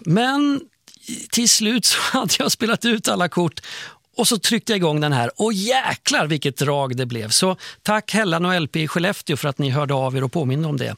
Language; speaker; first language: Swedish; native; Swedish